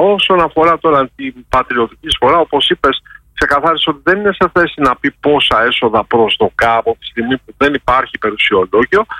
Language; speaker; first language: Greek; native; Greek